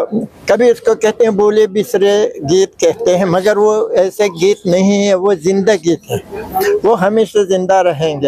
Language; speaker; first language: Hindi; non-native, fluent; Uzbek